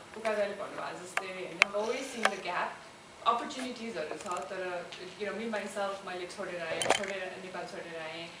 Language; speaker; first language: Nepali; native; Nepali